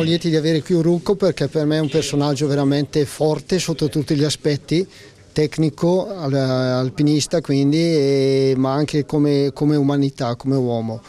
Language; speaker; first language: Italian; native; Italian